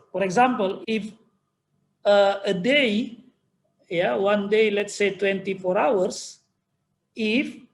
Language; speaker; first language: English; non-native, fluent; Indonesian